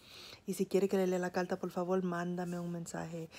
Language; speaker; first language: Spanish; early bilingual, heritage; Spanish